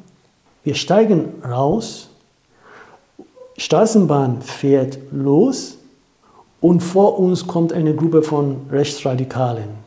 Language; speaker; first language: German; non-native, fluent; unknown